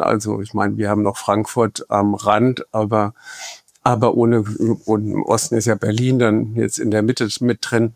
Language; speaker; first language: German; native; German